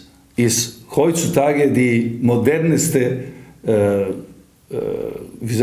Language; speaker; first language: German; non-native, fluent; Serbian